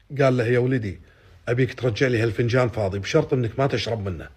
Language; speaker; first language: Arabic; native; Arabic